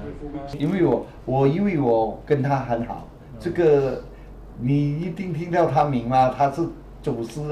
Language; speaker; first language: Chinese; early bilingual, heritage; Chinese